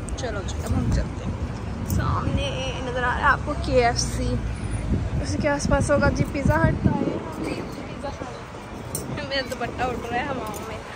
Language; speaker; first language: Urdu; native; Urdu